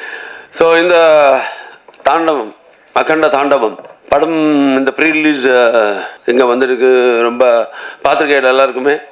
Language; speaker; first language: Tamil; non-native, local second language; Telugu